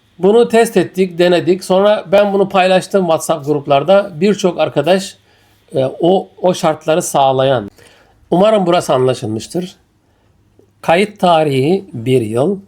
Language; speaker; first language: Turkish; native; Turkish